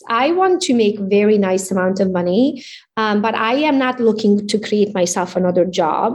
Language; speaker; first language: English; non-native, fluent; Hungarian